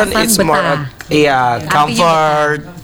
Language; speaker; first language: English; non-native, learner; Indonesian